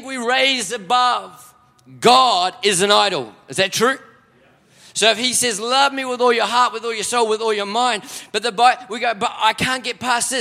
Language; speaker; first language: English; native; English